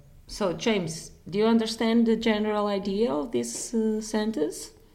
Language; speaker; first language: English; non-native, fluent; Portuguese